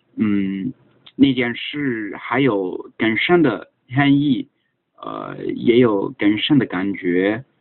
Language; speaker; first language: Chinese; non-native, learner; English